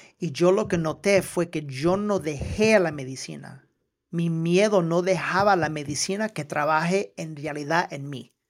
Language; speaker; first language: Spanish; early bilingual, heritage; Spanish